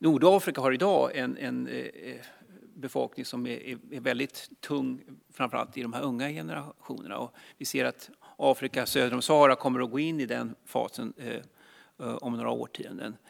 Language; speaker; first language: Swedish; native; Swedish